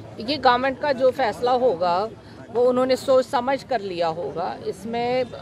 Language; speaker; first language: Urdu; non-native, local second language; Kashmiri